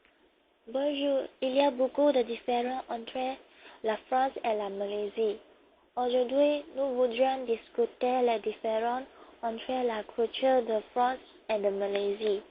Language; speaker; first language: French; non-native, learner; Malay